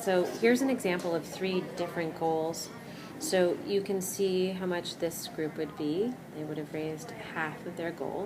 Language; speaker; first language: English; native; English